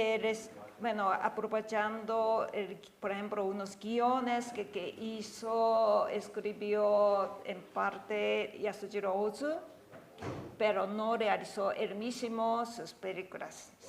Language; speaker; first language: Spanish; non-native, fluent; Japanese